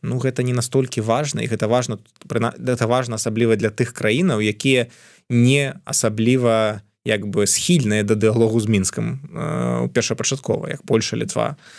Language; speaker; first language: Belarusian; non-native, local second language; Russian